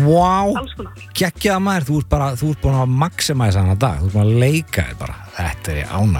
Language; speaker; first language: Icelandic; native; Icelandic